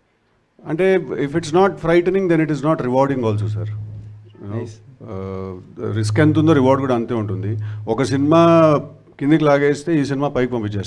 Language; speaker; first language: Telugu; native; Telugu